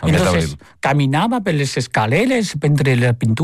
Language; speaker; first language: Catalan; non-native, fluent; Chinese